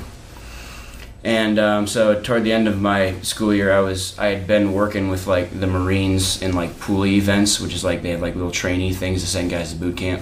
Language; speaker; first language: English; native; English